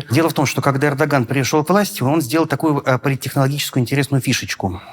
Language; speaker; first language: Russian; native; Russian